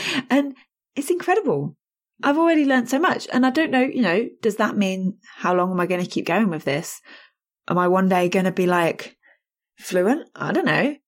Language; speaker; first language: English; native; English